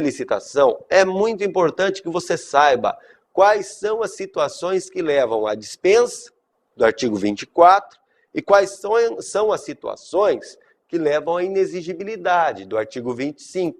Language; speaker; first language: Portuguese; native; Portuguese